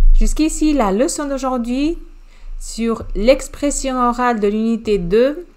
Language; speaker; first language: French; non-native, fluent; Spanish